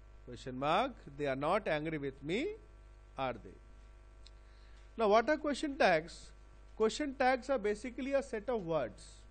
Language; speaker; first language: English; non-native, local second language; Bangla